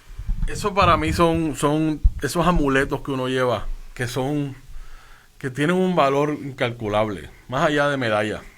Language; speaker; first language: Spanish; native; Spanish